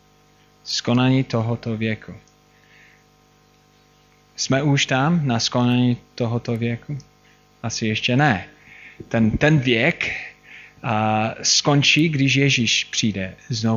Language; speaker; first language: Czech; non-native, fluent; English